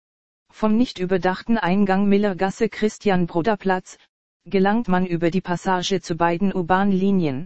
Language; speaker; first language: German; native; German